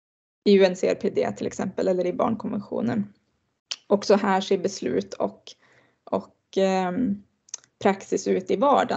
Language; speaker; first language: Swedish; native; Swedish